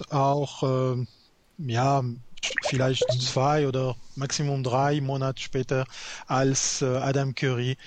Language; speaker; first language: German; non-native, learner; French